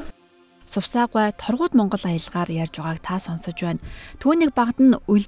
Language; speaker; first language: Mongolian; native; Mongolian